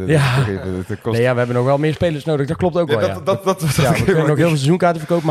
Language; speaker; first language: Dutch; native; Dutch